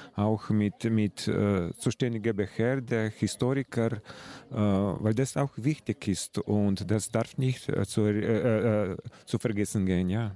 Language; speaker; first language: German; non-native, fluent; Slovenian